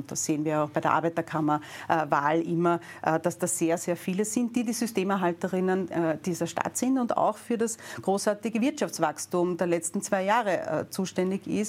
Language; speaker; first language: German; native; German